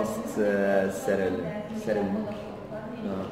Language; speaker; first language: Hungarian; non-native, learner; Swedish